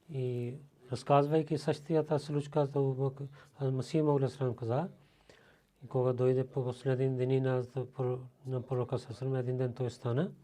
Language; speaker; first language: Bulgarian; non-native, learner; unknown